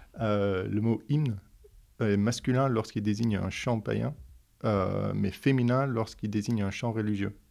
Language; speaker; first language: French; non-native, fluent; Dutch